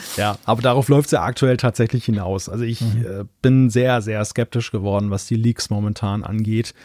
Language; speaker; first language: German; native; German